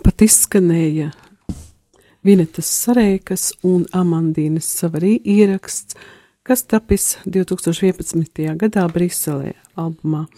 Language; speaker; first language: Latvian; native; Latvian